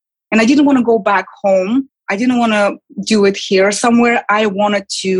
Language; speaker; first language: English; non-native, fluent; Kazakh